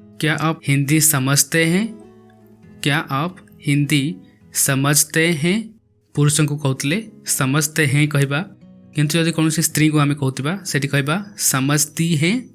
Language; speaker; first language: Hindi; non-native, local second language; Odia